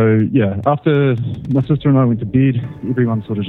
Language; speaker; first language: English; native; English